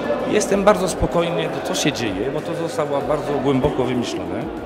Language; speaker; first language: Polish; non-native, fluent; French